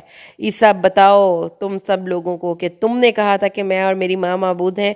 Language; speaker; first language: Urdu; native; Urdu